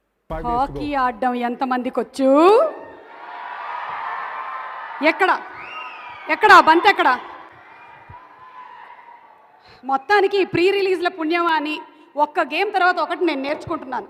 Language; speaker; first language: Telugu; native; Telugu